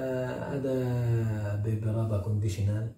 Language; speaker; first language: Indonesian; non-native, learner; Arabic